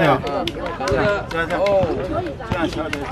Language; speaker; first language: Chinese; native; Chinese